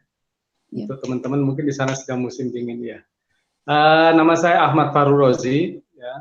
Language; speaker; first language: Indonesian; native; Indonesian